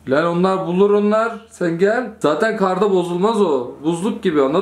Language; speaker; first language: Turkish; native; Turkish